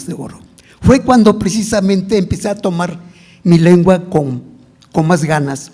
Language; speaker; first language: Spanish; non-native, local second language; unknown